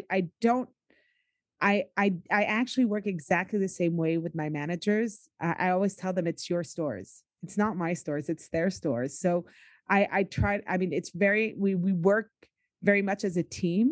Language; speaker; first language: English; native; English